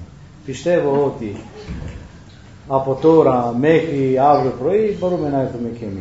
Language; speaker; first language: Greek; non-native, learner; Romanian